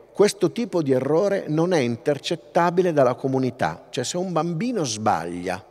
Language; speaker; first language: Italian; native; Italian